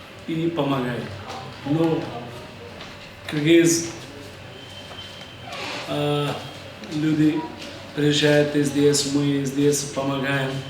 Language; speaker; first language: Russian; non-native, learner; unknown